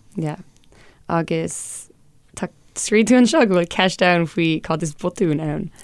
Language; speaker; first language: Irish; non-native, local second language; English